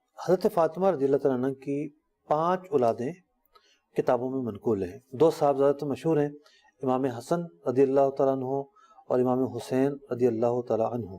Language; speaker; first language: Urdu; native; Urdu